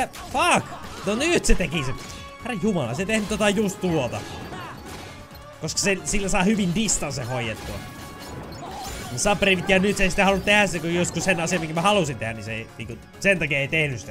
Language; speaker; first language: Finnish; native; Finnish